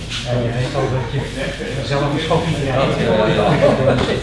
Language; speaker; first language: Dutch; native; Dutch